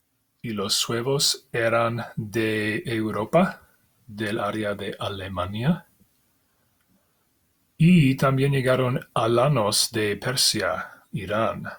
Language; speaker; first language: Spanish; non-native, fluent; English